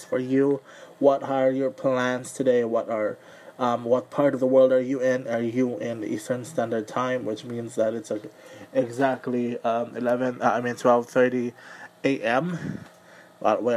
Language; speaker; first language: English; non-native, local second language; Cebuano